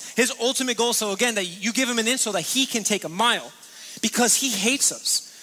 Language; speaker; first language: English; native; English